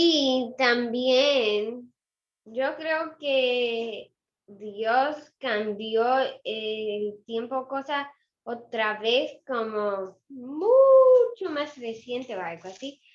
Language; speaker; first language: Spanish; early bilingual, other home language; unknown